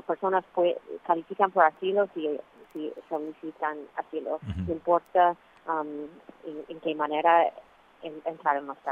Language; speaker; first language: Spanish; non-native, fluent; English